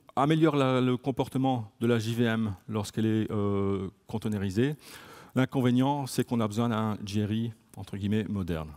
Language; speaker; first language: French; native; French